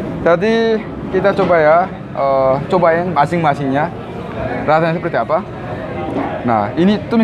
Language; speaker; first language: Indonesian; non-native, fluent; Korean